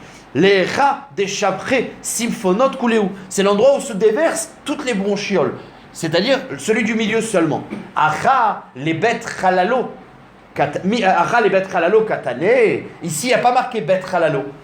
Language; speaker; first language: French; native; French